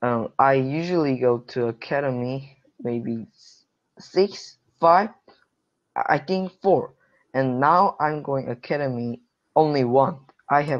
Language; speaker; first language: English; non-native, learner; Korean